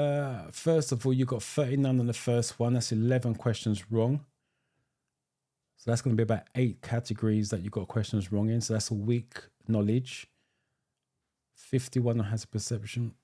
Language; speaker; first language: English; native; English